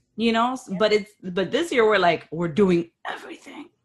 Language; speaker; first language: English; early bilingual, other home language; Spanish